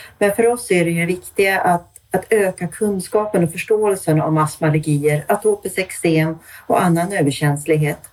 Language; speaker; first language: Swedish; native; Swedish